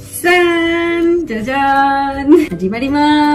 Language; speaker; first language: Japanese; non-native, learner; Georgian